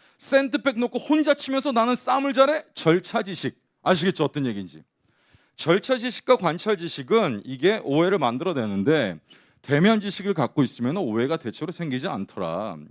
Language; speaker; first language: Korean; native; Korean